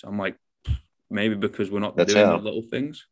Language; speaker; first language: English; native; English